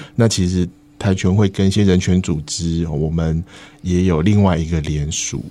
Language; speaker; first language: Chinese; native; Chinese